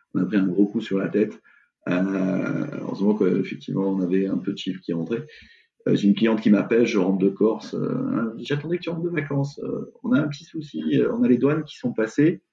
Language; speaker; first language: French; native; French